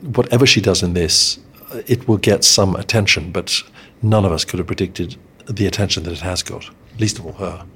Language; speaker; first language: English; native; English